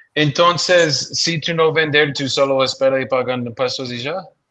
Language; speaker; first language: Spanish; non-native, learner; English